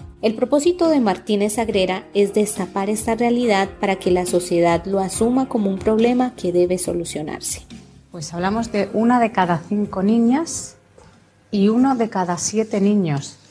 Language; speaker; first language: Spanish; native; Spanish